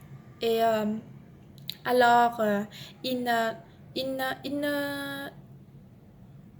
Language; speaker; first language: French; non-native, learner; Vietnamese